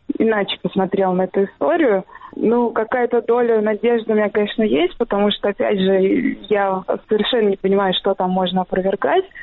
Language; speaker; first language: Russian; native; Russian